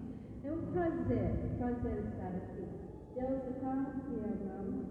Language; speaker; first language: Portuguese; non-native, fluent; English